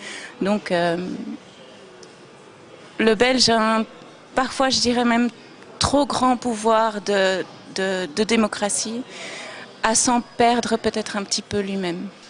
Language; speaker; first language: French; native; French